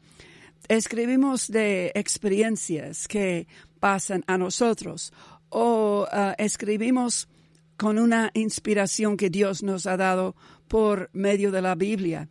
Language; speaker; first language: Spanish; non-native, fluent; English